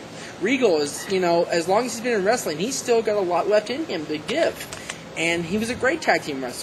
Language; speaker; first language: English; native; English